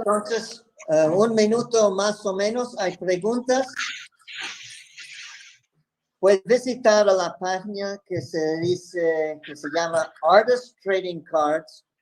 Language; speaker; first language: Spanish; non-native, fluent; English